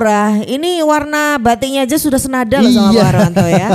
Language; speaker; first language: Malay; non-native, local second language; Javanese